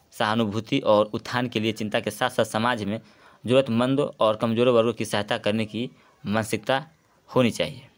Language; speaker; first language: Hindi; native; Hindi